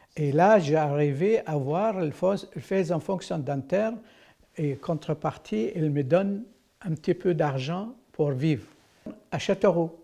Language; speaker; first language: French; non-native, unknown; Arabic